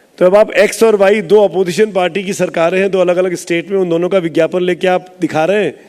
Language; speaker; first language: Hindi; native; Hindi